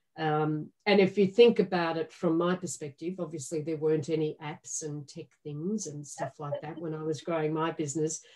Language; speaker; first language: English; native; English